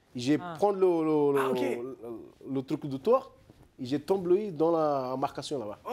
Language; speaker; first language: French; non-native, learner; Portuguese